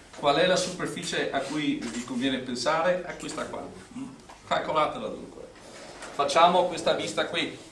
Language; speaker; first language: Italian; non-native, fluent; English